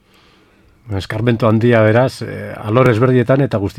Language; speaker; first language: Basque; native; Basque